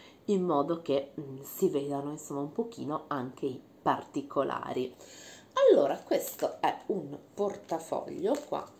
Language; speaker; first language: Italian; native; Italian